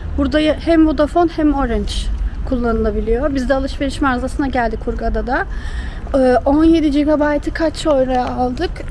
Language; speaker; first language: Turkish; early bilingual, heritage; Turkish